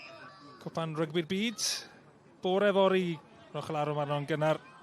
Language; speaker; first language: Welsh; native; Welsh